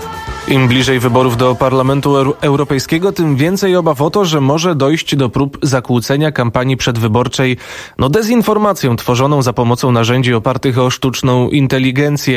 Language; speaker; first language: Polish; native; Polish